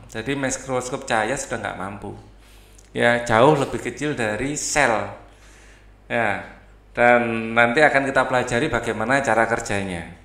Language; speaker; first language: Indonesian; native; Indonesian